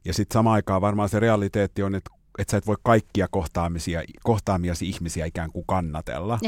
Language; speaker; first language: Finnish; native; Finnish